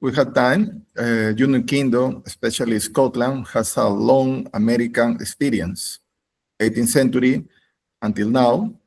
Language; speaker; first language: English; non-native, learner; Spanish